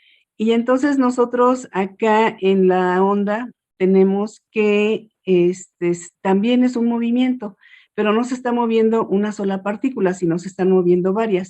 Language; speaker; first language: Spanish; native; Spanish